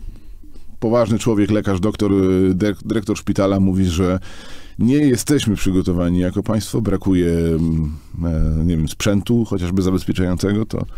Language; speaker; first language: Polish; native; Polish